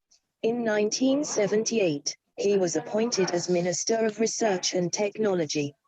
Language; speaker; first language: English; non-native, learner; Indonesian